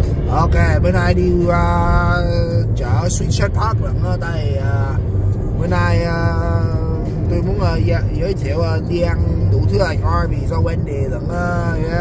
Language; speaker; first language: Vietnamese; early bilingual, heritage; Vietnamese